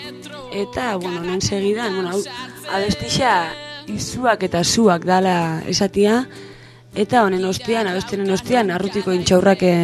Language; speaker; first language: Basque; native; Basque